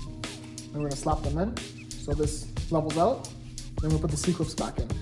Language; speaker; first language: English; native; English